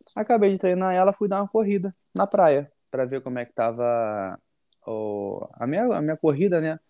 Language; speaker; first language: Portuguese; native; Portuguese